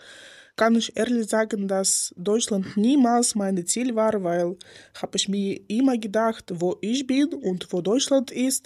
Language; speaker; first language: German; non-native, learner; Ukrainian